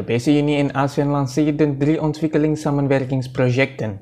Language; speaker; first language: Dutch; non-native, fluent; Indonesian